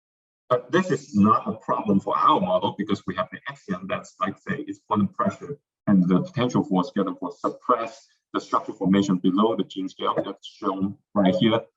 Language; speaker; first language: English; non-native, fluent; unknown